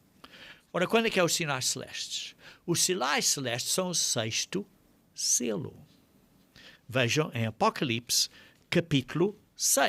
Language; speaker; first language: Portuguese; native; Portuguese